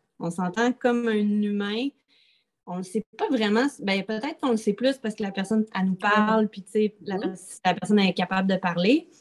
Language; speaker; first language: French; native; French